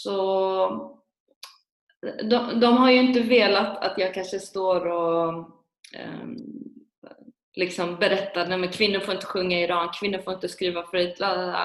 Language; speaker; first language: Swedish; early bilingual, other home language; Persian